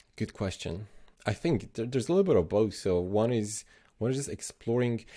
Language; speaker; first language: English; non-native, fluent; Slovenian